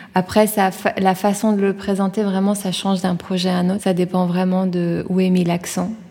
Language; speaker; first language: French; early bilingual, other home language; Persian